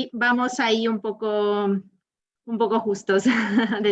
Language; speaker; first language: Spanish; native; Spanish